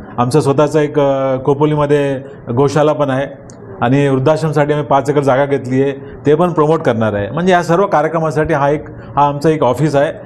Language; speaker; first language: Marathi; non-native, local second language; Telugu